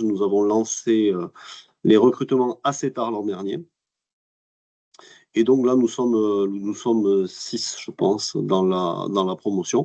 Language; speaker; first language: French; native; French